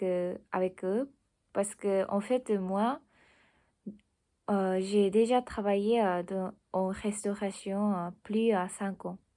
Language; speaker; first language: French; non-native, learner; Japanese